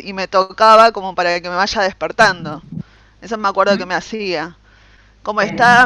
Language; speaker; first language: Spanish; native; Spanish